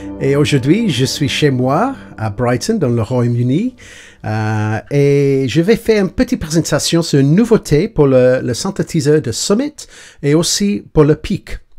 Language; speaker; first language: French; non-native, learner; English